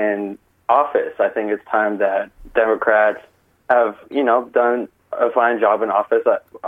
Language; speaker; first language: English; native; English